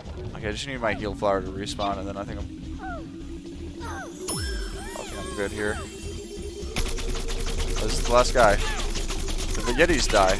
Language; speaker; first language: English; native; English